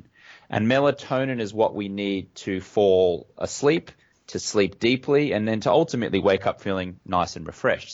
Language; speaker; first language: English; native; English